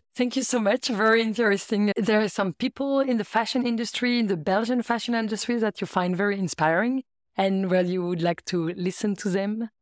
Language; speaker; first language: English; non-native, fluent; Slovak